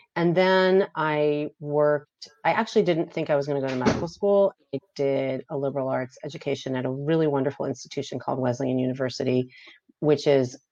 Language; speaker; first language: English; native; English